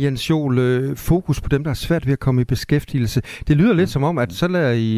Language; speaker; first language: Danish; native; Danish